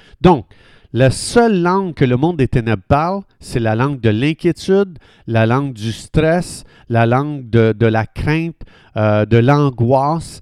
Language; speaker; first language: French; native; French